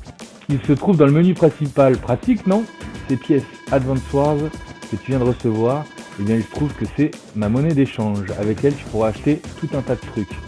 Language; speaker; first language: French; native; French